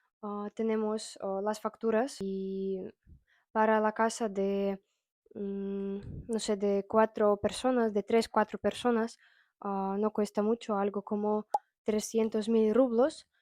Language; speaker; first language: Spanish; non-native, fluent; Russian